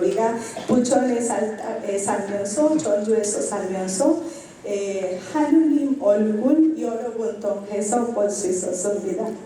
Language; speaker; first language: Korean; non-native, learner; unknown